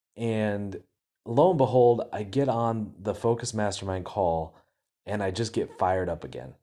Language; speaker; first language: English; native; English